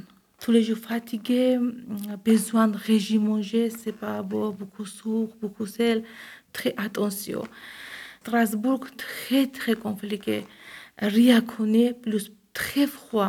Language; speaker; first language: French; non-native, learner; Georgian